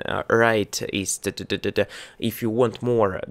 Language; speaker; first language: English; non-native, learner; Russian